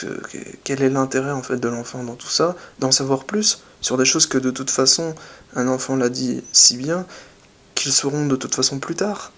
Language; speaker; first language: French; native; French